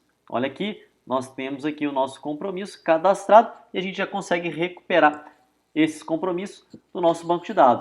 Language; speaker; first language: Portuguese; native; Portuguese